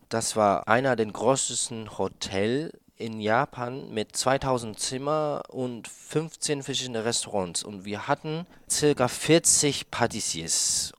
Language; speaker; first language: German; non-native, fluent; Japanese